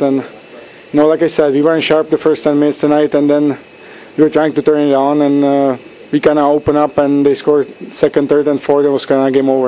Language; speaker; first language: English; non-native, fluent; Czech